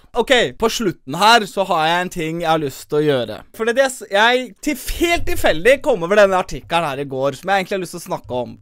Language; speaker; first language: Norwegian; early bilingual, other home language; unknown